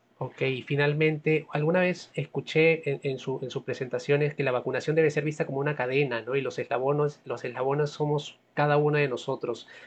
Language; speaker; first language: Spanish; native; Spanish